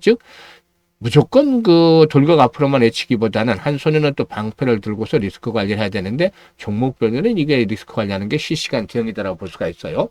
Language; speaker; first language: Korean; native; Korean